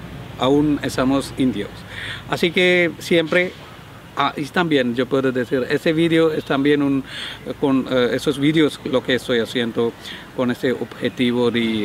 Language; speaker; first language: Spanish; non-native, learner; Malayalam